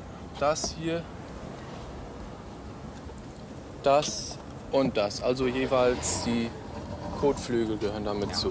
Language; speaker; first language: German; native; German